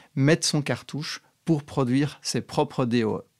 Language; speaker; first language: French; native; French